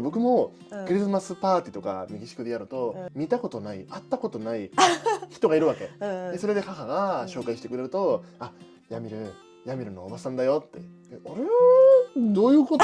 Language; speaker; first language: Japanese; non-native, fluent; Spanish